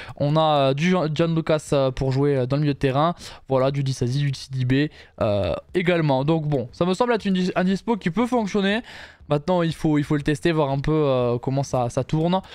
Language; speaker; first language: French; native; French